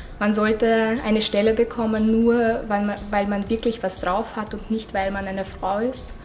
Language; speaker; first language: German; non-native, fluent; Russian